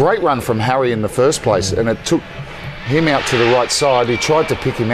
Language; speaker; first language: English; native; English